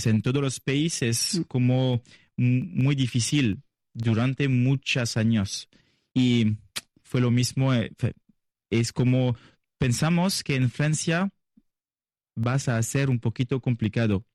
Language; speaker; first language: Spanish; non-native, learner; French